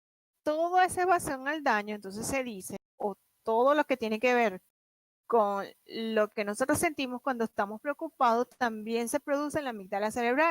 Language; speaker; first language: Spanish; native; Spanish